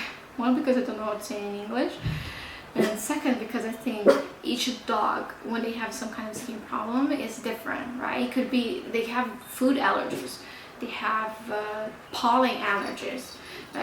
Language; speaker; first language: English; non-native, fluent; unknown